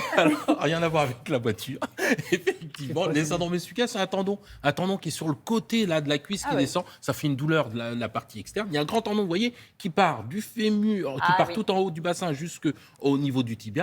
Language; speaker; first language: French; native; French